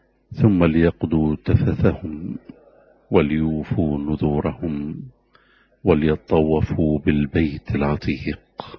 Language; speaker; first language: Arabic; native; Arabic